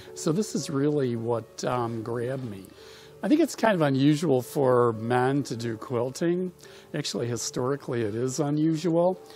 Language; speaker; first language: English; native; English